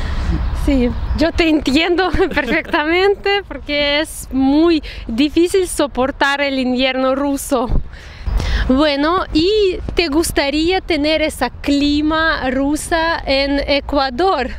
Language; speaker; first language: Spanish; non-native, fluent; Russian